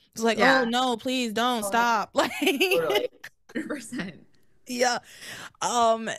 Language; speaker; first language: English; native; English